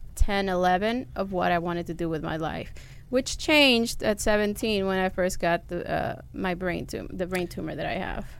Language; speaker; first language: English; early bilingual, other home language; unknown